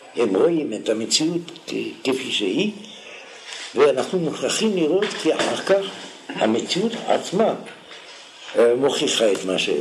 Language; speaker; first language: Hebrew; non-native, fluent; French